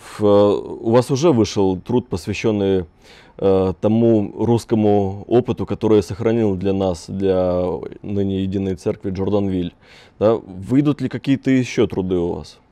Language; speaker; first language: Russian; native; Russian